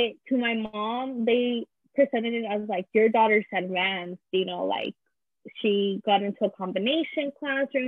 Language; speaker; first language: English; early bilingual, other home language; Spanish